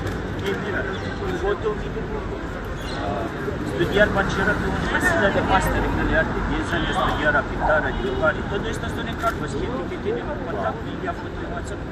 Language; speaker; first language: Spanish; non-native, learner; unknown